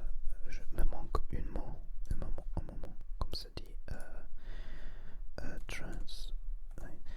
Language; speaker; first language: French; non-native, learner; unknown